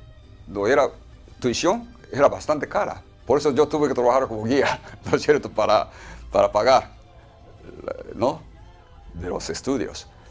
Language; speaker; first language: Spanish; non-native, fluent; Japanese